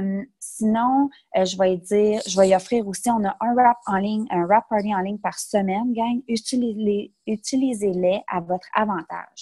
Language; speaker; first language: French; native; French